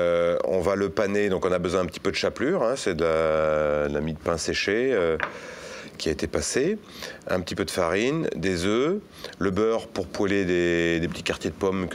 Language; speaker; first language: French; native; French